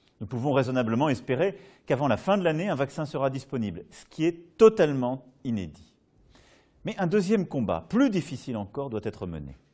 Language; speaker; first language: French; native; French